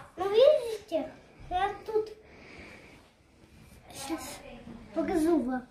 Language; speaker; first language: Russian; early bilingual, heritage; Russian